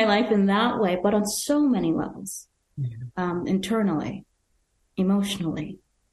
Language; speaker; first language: English; non-native, local second language; Yoruba